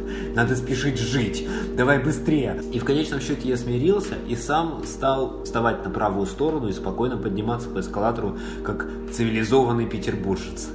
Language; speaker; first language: Russian; native; Russian